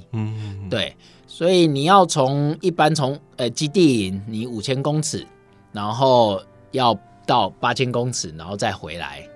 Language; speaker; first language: Chinese; native; Chinese